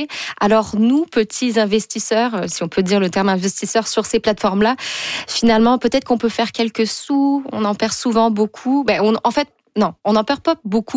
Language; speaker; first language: French; native; French